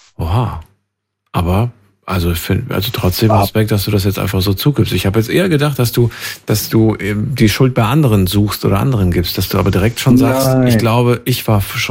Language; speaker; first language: German; native; German